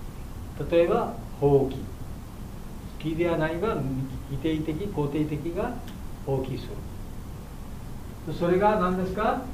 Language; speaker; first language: Japanese; non-native, learner; Bangla